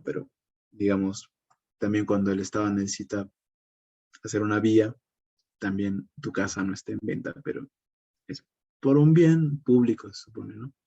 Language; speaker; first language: Spanish; native; Spanish